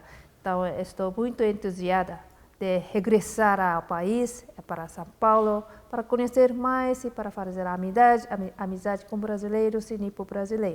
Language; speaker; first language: Portuguese; non-native, fluent; Japanese